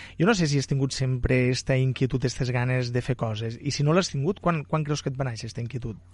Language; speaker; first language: Catalan; native; Catalan